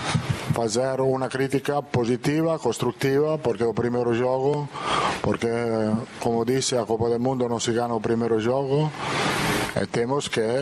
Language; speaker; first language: Portuguese; non-native, fluent; Italian